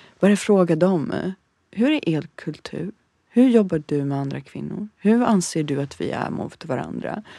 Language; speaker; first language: Swedish; early bilingual, other home language; Bosnian